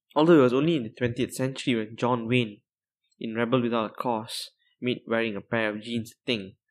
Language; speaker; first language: English; non-native, local second language; Tamil